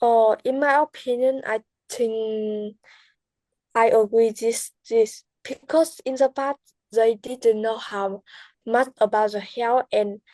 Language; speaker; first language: English; non-native, learner; Vietnamese